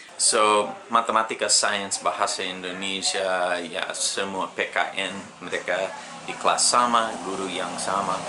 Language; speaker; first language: Indonesian; non-native, fluent; English